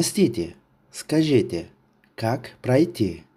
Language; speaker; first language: Russian; non-native, local second language; Tajik